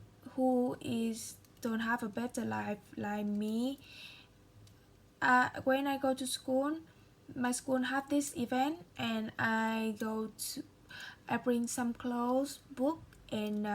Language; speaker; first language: English; non-native, learner; Vietnamese